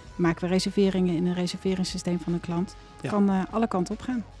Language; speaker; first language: Dutch; native; Dutch